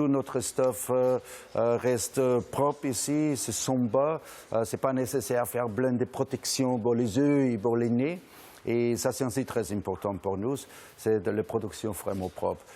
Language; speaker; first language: French; non-native, learner; German